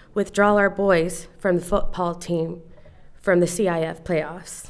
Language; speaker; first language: English; native; English